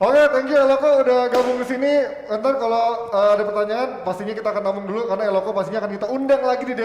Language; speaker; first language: Indonesian; native; Indonesian